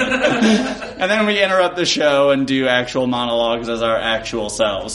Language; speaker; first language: English; native; English